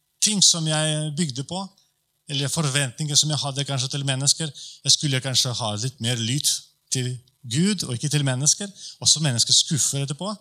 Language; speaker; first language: Norwegian; non-native, fluent; Polish